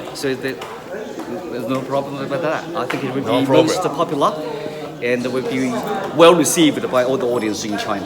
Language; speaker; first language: English; non-native, fluent; Chinese